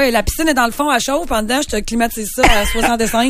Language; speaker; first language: French; native; French